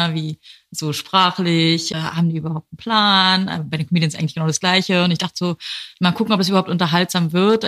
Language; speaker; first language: German; native; German